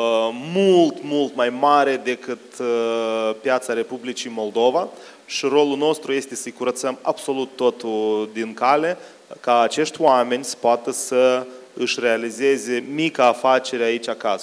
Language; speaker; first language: Romanian; native; Romanian